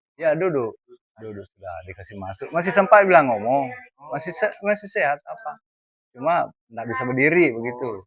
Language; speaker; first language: Indonesian; non-native, local second language; Buginese